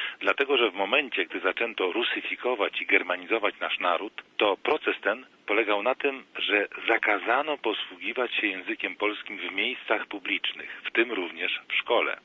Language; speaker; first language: Polish; native; Polish